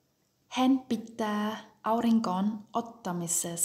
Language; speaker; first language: Finnish; non-native, fluent; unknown